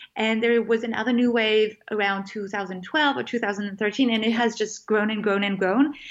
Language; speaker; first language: English; non-native, fluent; French